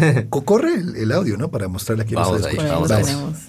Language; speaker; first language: Spanish; native; Spanish